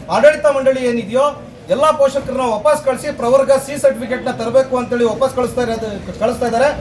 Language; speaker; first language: Kannada; non-native, local second language; Lambadi